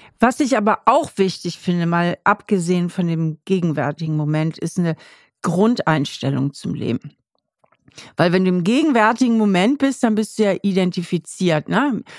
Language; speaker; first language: German; native; German